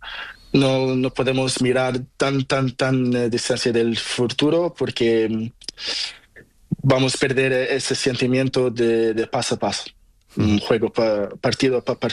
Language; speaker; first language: Spanish; non-native, learner; Portuguese